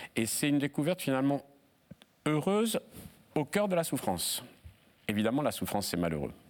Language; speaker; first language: French; native; French